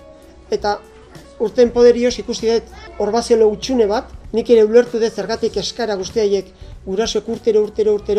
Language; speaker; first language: Basque; native; Basque